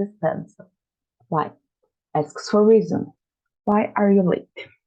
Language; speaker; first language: English; non-native, fluent; Portuguese